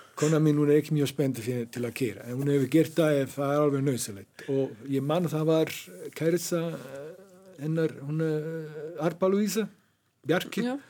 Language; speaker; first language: Icelandic; non-native, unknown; Italian